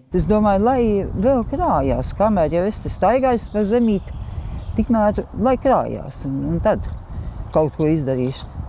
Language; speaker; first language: Latvian; native; Latvian